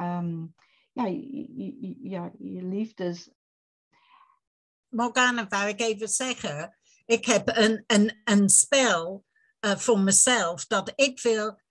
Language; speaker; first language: Dutch; non-native, fluent; English